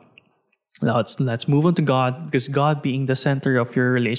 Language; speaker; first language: English; non-native, local second language; Filipino